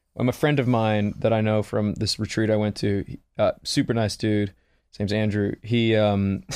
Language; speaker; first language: English; native; English